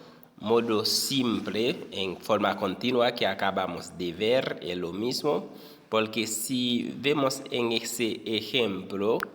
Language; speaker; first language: Spanish; non-native, fluent; Haitian Creole